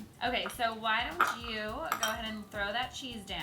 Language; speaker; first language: English; native; English